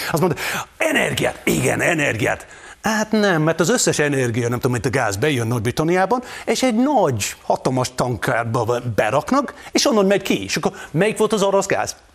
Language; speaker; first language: Hungarian; non-native, fluent; English